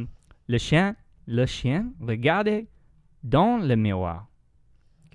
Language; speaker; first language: French; non-native, learner; English